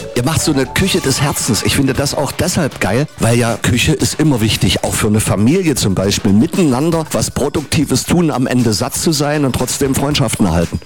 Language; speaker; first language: German; native; German